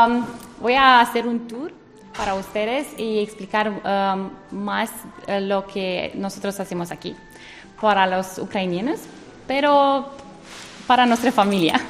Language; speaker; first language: Spanish; non-native, learner; Romanian